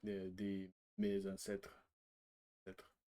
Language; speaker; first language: French; non-native, learner; Russian